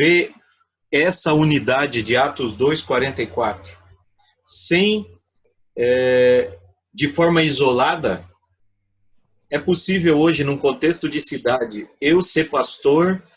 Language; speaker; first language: Portuguese; native; Portuguese